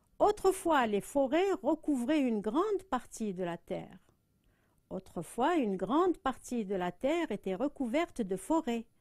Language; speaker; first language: French; non-native, local second language; Arabic